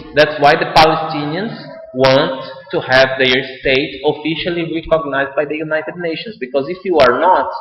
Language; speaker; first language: English; non-native, fluent; Portuguese